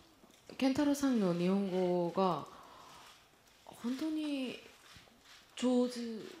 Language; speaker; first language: Japanese; non-native, learner; Korean